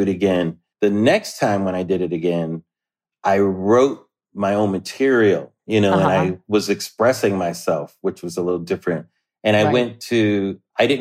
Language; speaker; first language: English; native; English